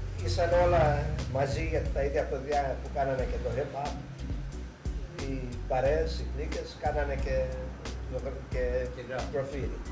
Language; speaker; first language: Greek; early bilingual, heritage; Greek